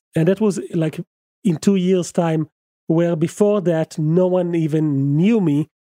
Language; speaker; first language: English; non-native, fluent; Hebrew